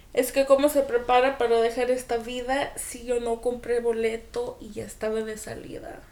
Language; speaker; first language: Spanish; early bilingual, other home language; English